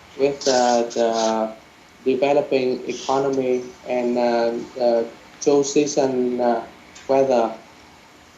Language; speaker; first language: English; non-native, learner; Vietnamese